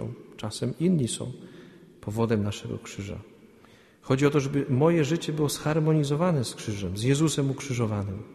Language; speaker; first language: Polish; native; Polish